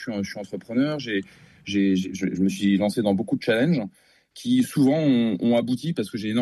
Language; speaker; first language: French; native; French